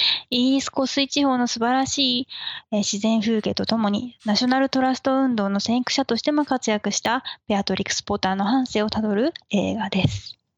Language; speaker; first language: Japanese; native; Japanese